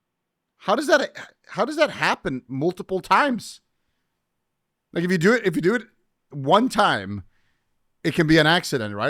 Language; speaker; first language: English; native; English